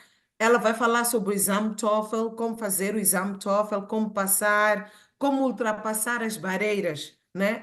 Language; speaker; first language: Portuguese; non-native, local second language; Tsonga